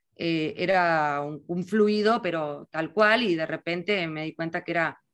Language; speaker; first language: Spanish; native; Spanish